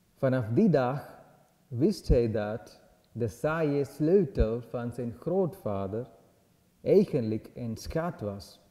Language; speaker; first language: Dutch; non-native, learner; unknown